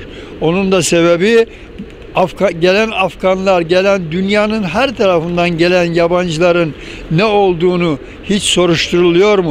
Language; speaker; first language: Turkish; native; Turkish